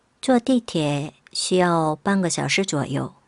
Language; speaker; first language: Chinese; non-native, fluent; Korean